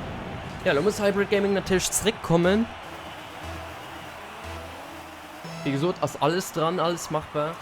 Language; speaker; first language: German; non-native, local second language; Luxembourgish